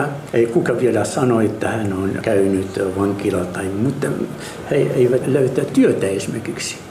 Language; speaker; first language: Finnish; non-native, fluent; Arabic